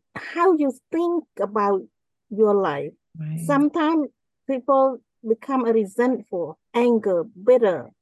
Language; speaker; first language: English; non-native, fluent; Khmer